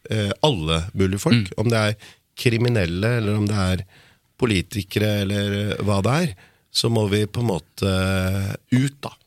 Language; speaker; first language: Norwegian; early bilingual, other home language; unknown